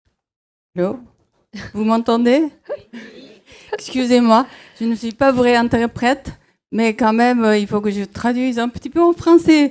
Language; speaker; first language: French; non-native, fluent; Japanese